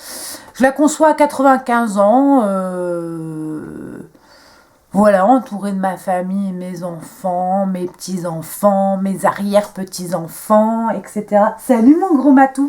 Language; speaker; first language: French; native; French